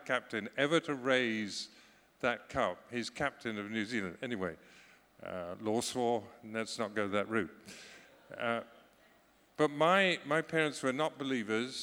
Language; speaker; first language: English; native; English